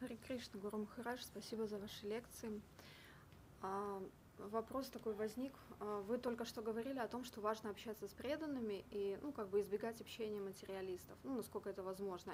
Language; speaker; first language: Russian; native; Russian